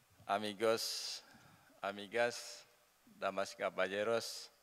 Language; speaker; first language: Spanish; non-native, learner; Indonesian